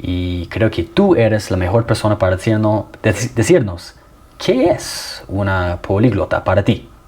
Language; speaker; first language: Spanish; non-native, fluent; English